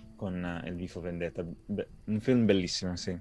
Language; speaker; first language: Italian; non-native, learner; English